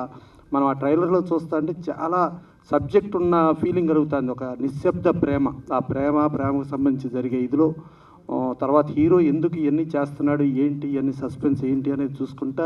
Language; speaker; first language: Telugu; native; Telugu